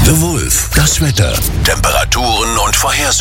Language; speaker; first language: German; native; German